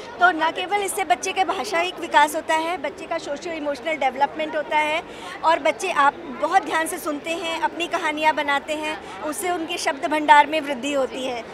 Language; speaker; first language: Hindi; native; Hindi